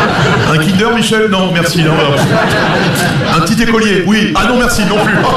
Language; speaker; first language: French; native; French